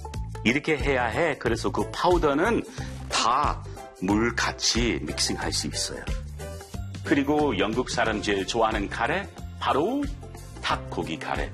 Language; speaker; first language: Korean; non-native, learner; English